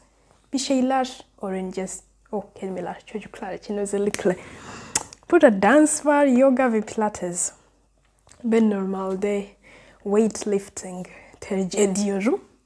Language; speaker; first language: Turkish; non-native, learner; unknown